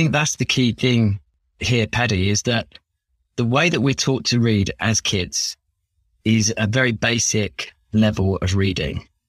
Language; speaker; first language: English; native; English